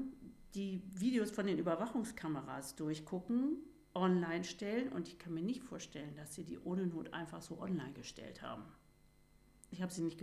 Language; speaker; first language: German; native; German